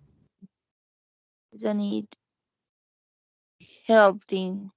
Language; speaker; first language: English; non-native, learner; Spanish